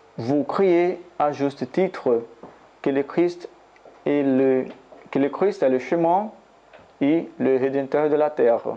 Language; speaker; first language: French; non-native, learner; Portuguese